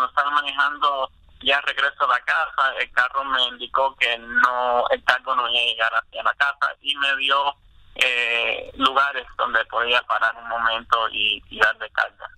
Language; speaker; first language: Spanish; early bilingual, other home language; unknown